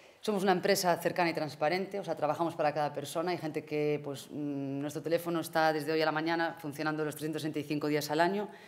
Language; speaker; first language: Spanish; native; Spanish